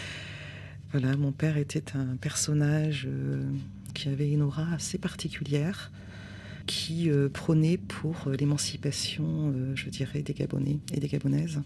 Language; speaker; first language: French; native; French